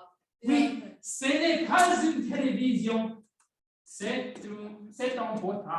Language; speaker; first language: French; non-native, fluent; English